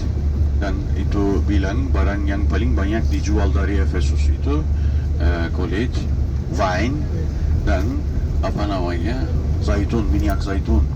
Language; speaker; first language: Indonesian; non-native, fluent; Turkish